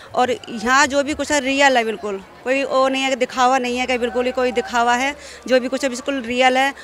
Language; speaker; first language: Hindi; native; Hindi